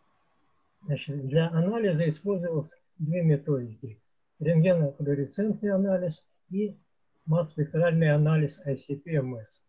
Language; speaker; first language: Russian; native; Russian